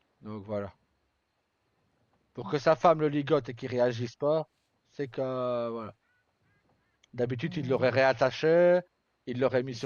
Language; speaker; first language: French; native; French